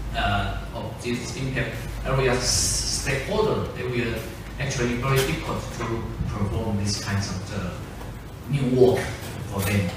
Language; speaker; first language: English; non-native, fluent; Chinese